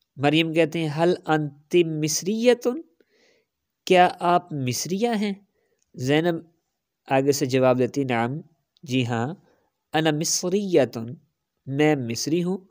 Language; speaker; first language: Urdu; non-native, local second language; Punjabi